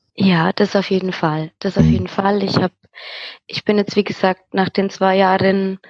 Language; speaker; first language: German; native; German